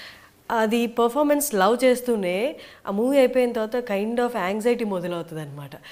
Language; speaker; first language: Telugu; native; Telugu